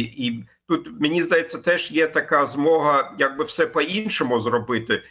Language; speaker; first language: Ukrainian; non-native, fluent; German